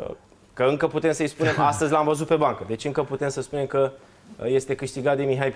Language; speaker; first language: Romanian; native; Romanian